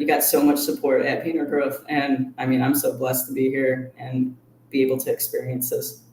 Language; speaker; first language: English; native; English